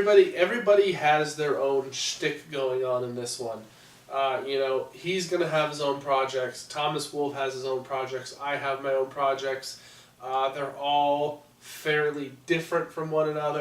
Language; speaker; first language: English; native; English